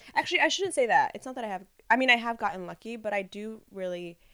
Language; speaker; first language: English; early bilingual, other home language; Spanish